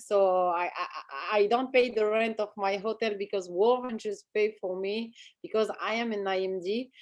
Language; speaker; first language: English; non-native, fluent; French